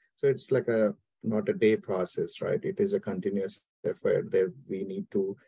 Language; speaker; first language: English; non-native, local second language; Telugu